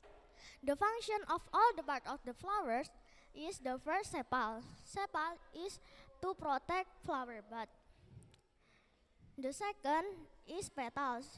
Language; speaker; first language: English; non-native, learner; Indonesian